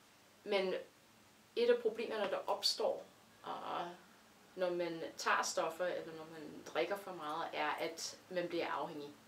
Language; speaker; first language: Danish; non-native, fluent; English